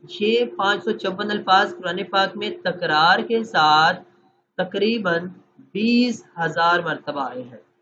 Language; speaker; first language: Urdu; native; Urdu